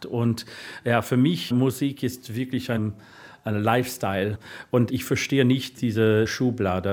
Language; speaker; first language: German; non-native, learner; English